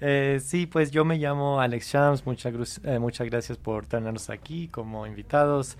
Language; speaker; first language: Spanish; non-native, fluent; English